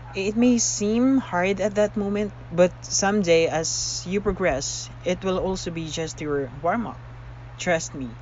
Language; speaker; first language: English; non-native, local second language; Filipino